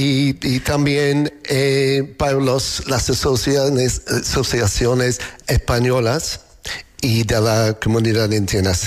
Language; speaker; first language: Spanish; non-native, learner; English